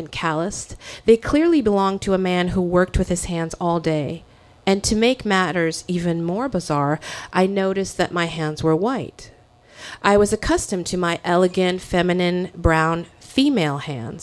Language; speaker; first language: English; early bilingual, other home language; French